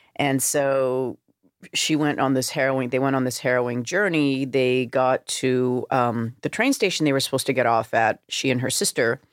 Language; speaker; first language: English; native; English